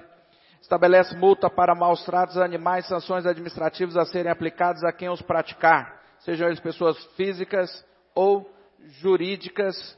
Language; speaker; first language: Portuguese; native; Portuguese